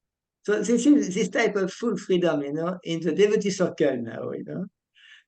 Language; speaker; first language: English; non-native, fluent; French